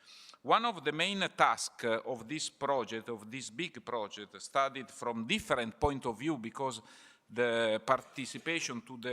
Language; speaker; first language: English; non-native, fluent; Italian